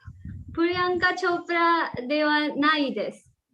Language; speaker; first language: Japanese; non-native, learner; Assamese